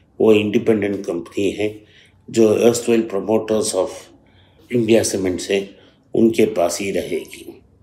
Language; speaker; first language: Hindi; non-native, local second language; Tamil